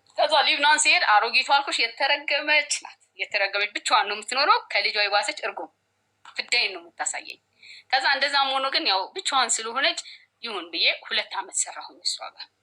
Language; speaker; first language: Amharic; native; Amharic